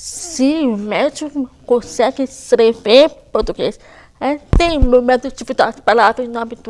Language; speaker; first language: Portuguese; non-native, local second language; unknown